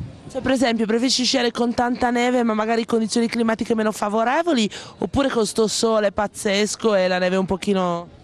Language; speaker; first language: Italian; native; Italian